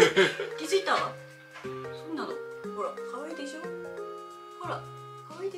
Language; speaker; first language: Japanese; native; Japanese